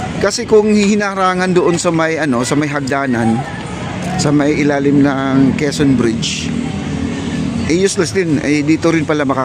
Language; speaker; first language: Filipino; native; Filipino